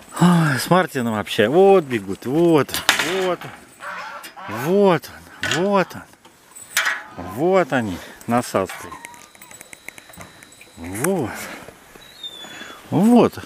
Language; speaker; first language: Russian; native; Russian